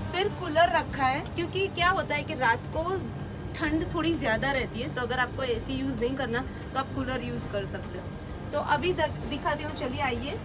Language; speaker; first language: Hindi; non-native, local second language; Gujarati